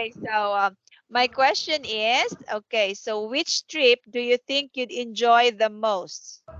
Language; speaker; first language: English; non-native, fluent; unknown